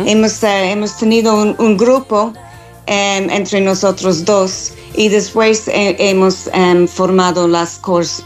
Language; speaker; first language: Spanish; non-native, fluent; English